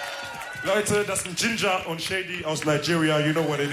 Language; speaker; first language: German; early bilingual, other home language; Wolof